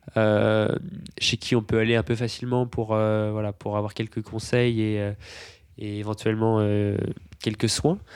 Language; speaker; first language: French; native; French